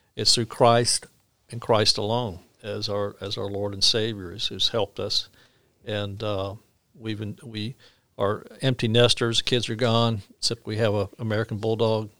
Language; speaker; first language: English; native; English